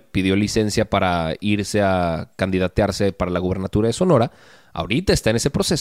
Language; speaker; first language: Spanish; native; Spanish